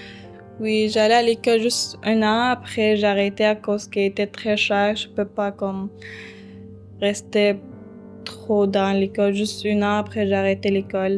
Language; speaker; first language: French; early bilingual, other home language; Arabic